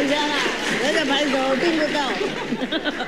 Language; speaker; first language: Chinese; non-native, fluent; Vietnamese